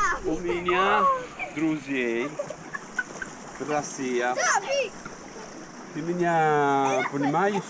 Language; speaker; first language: Russian; non-native, learner; Italian